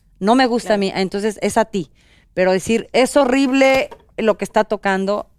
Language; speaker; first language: Spanish; native; Spanish